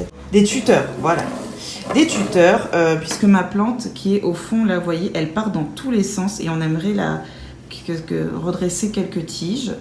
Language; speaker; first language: French; native; French